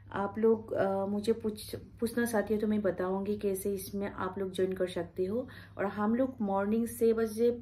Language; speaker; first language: Hindi; non-native, local second language; Bangla